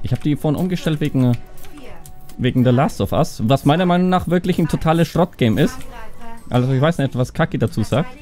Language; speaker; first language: German; native; German